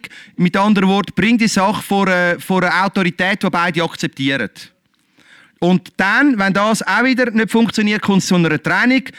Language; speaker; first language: German; native; German